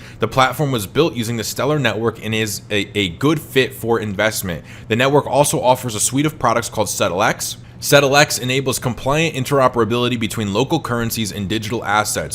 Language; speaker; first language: English; native; English